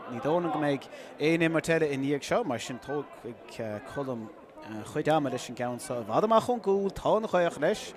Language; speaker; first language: Irish; native; Irish